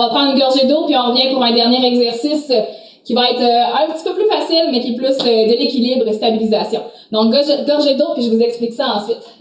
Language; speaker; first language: French; native; French